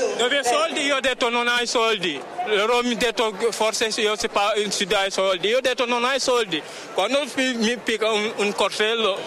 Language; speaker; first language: Italian; non-native, learner; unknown